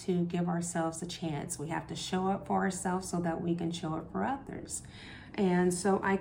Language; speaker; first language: English; native; English